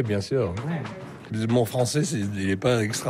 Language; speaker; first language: French; non-native, learner; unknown